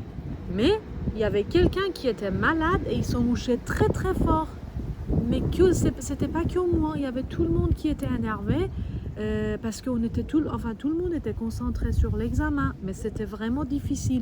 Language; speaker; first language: French; non-native, fluent; Persian